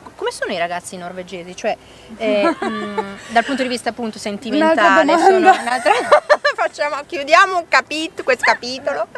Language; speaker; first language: Italian; native; Italian